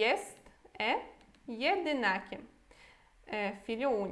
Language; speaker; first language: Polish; non-native, fluent; Portuguese